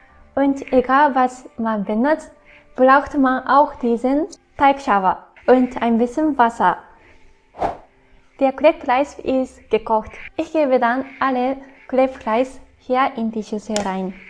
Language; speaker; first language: German; non-native, fluent; Japanese